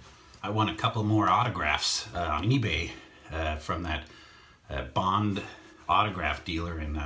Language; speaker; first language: English; native; English